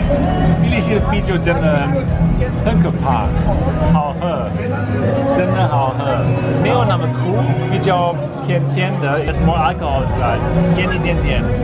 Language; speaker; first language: Chinese; non-native, fluent; German